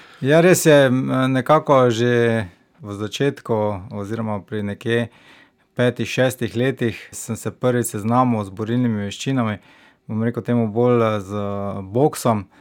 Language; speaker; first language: Slovenian; native; Slovenian